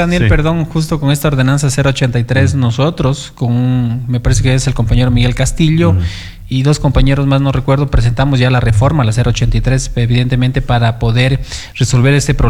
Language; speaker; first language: Spanish; native; Spanish